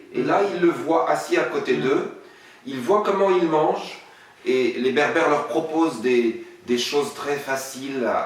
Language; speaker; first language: French; non-native, local second language; Arabic